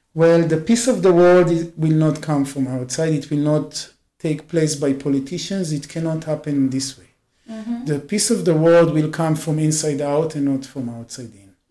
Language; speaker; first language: English; non-native, fluent; Hebrew